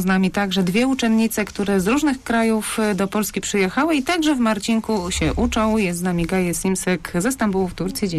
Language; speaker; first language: Polish; native; Polish